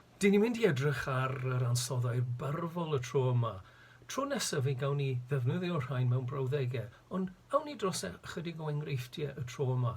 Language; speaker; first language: Welsh; native; Welsh